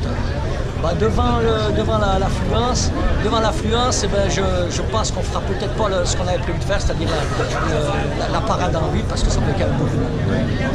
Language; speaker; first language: French; native; French